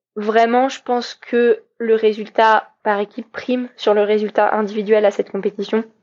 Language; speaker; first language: French; native; French